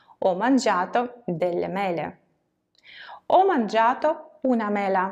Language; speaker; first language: Italian; non-native, fluent; Russian